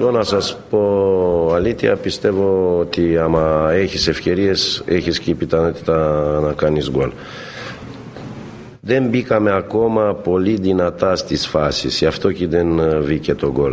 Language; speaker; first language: Greek; non-native, fluent; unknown